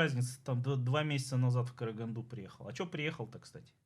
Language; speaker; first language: Russian; native; Russian